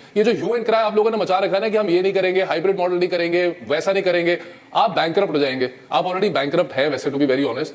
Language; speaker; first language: Hindi; native; Hindi